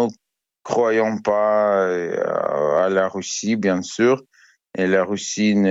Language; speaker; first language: French; non-native, learner; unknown